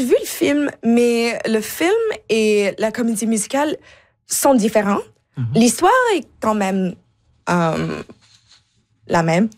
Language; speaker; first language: French; non-native, local second language; English